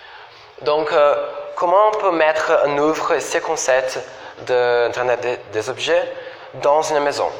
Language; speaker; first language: French; non-native, fluent; Portuguese